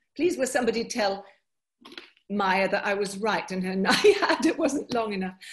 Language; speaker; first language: English; native; English